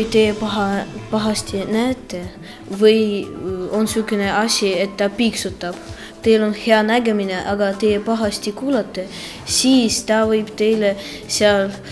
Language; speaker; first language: Estonian; non-native, local second language; Russian